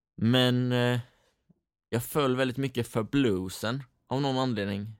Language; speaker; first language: Swedish; native; Swedish